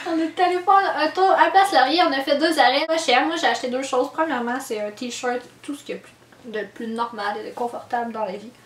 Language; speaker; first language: French; native; French